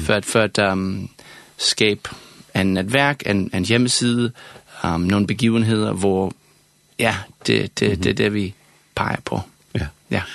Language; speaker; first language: Danish; non-native, fluent; English